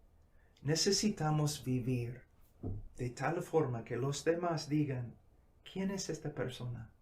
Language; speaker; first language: Spanish; non-native, fluent; English